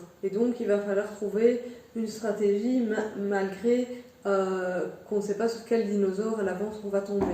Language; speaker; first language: French; native; French